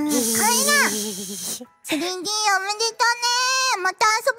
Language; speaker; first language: Japanese; native; Japanese